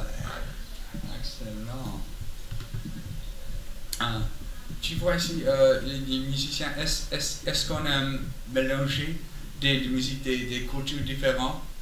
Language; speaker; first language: French; non-native, learner; English